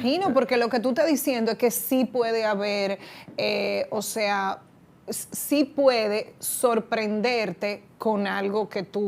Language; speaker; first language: Spanish; native; Spanish